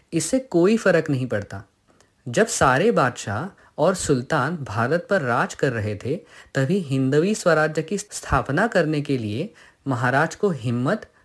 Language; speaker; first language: Hindi; non-native, local second language; Marathi